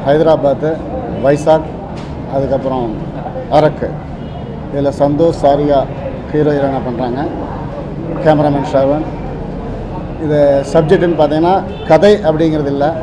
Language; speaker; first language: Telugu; non-native, learner; Tamil